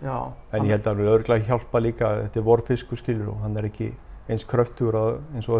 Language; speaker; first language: Icelandic; native; Icelandic